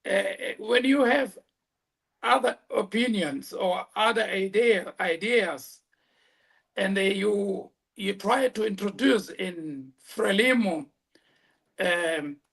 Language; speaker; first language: English; non-native, local second language; Portuguese